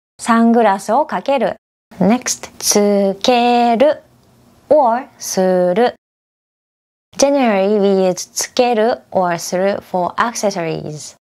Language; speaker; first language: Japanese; native; Japanese